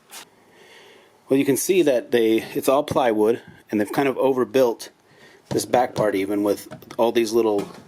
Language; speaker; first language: English; native; English